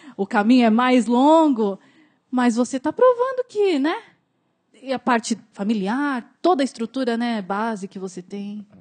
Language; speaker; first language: Portuguese; native; Portuguese